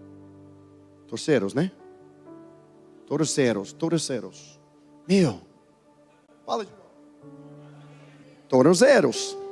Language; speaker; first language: Portuguese; non-native, learner; English